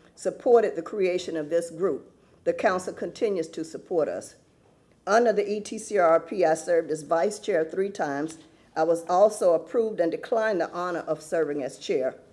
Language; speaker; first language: English; native; English